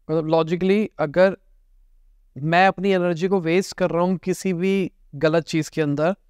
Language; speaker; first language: Hindi; native; Hindi